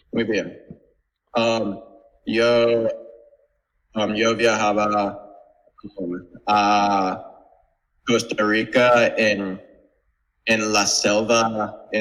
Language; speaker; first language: Spanish; non-native, learner; English